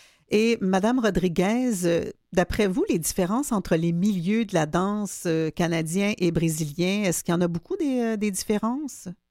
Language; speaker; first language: French; native; French